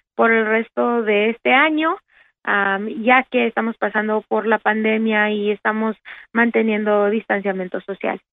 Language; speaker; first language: Spanish; early bilingual, heritage; Spanish